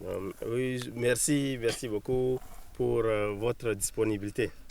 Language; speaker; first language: French; non-native, local second language; Fula